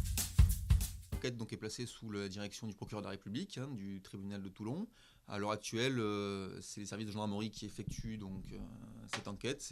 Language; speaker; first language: French; native; French